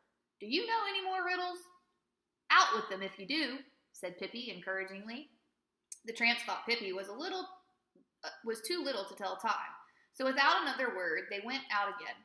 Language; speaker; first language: English; native; English